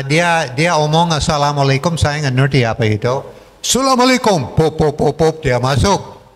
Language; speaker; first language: Indonesian; non-native, fluent; English